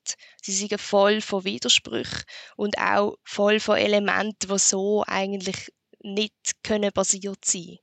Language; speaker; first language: German; native; German